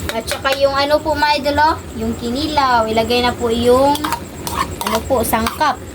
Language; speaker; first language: Filipino; non-native, local second language; Cebuano